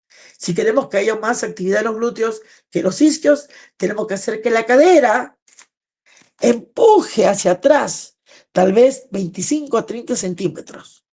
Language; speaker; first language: Spanish; native; Spanish